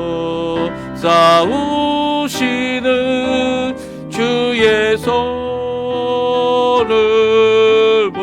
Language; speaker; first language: Korean; native; Korean